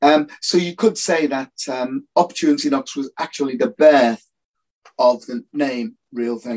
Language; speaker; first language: English; native; English